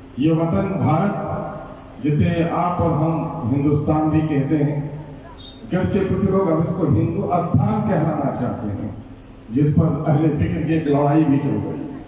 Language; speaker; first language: Urdu; native; Urdu